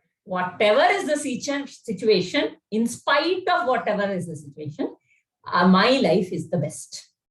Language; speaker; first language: English; non-native, local second language; Kannada